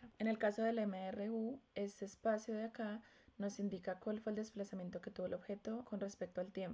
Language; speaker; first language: Spanish; native; Spanish